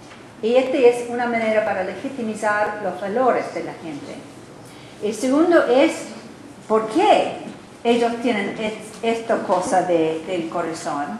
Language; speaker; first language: Spanish; non-native, learner; English